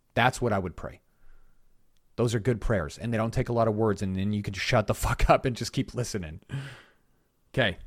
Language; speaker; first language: English; native; English